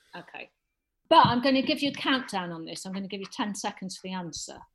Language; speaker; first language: English; native; English